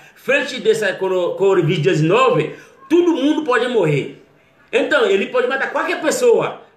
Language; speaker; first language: Portuguese; non-native, learner; Haitian Creole